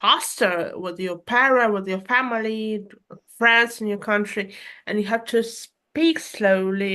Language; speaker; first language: English; non-native, fluent; Russian